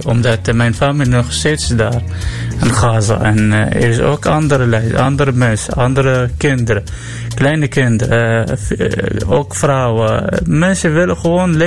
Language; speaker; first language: Dutch; non-native, learner; Arabic